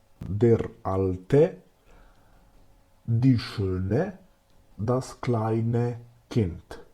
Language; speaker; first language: German; non-native, fluent; Macedonian